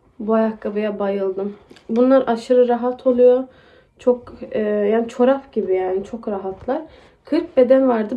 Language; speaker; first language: Turkish; early bilingual, heritage; Turkish